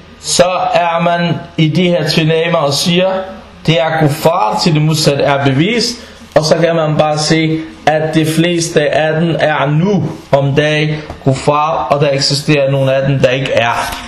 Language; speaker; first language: Danish; non-native, fluent; Arabic